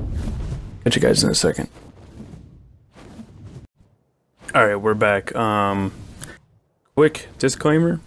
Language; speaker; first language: English; native; English